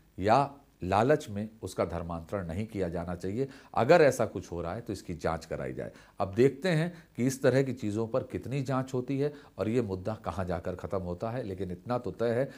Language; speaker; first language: Hindi; native; Hindi